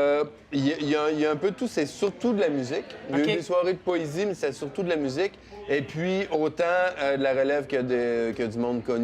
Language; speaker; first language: French; native; French